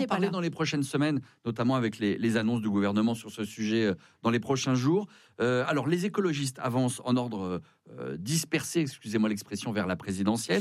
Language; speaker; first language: French; native; French